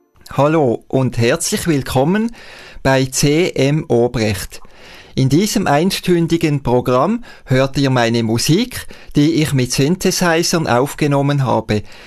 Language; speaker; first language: German; native; German